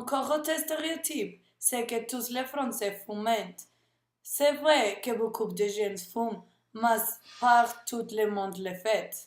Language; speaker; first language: French; non-native, learner; Spanish